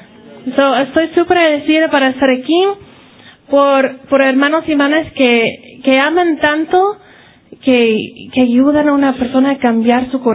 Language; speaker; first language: Spanish; early bilingual, heritage; Spanish